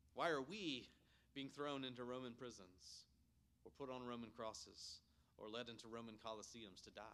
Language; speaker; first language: English; native; English